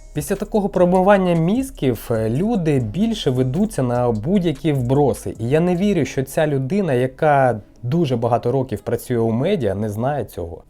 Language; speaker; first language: Ukrainian; non-native, local second language; Russian